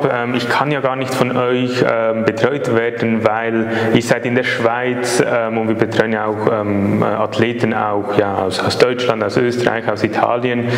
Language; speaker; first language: German; native; German